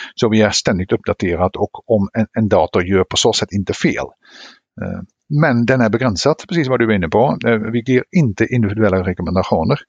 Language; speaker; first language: Swedish; non-native, fluent; Dutch